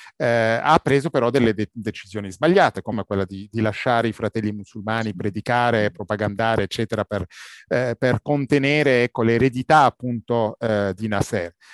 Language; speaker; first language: Italian; non-native, fluent; Arabic